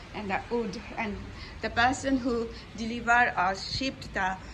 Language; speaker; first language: English; non-native, local second language; Bangla